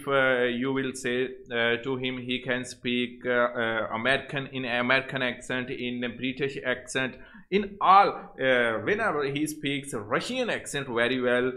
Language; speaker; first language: English; non-native, local second language; Urdu